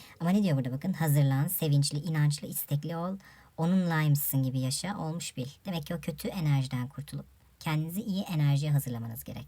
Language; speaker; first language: Turkish; native; Turkish